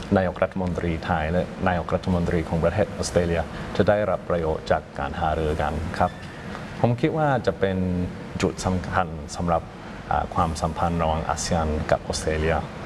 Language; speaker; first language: Thai; non-native, fluent; English